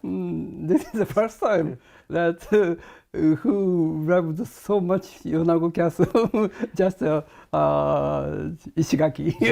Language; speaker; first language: English; non-native, learner; Japanese